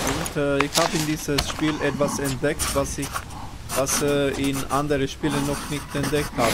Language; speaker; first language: German; non-native, fluent; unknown